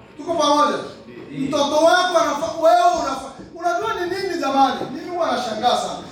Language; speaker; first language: Swahili; non-native, local second language; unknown